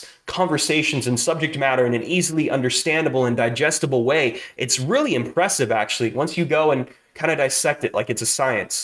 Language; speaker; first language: English; native; English